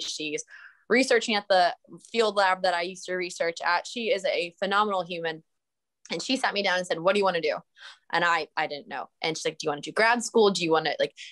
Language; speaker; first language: English; native; English